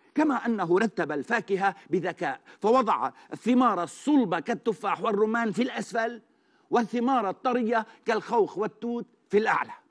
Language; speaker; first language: Arabic; non-native, fluent; Turkish